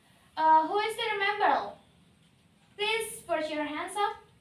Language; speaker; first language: English; non-native, learner; Indonesian